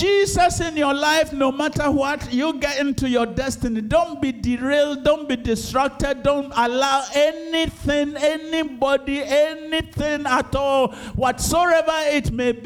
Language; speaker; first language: English; non-native, local second language; Akan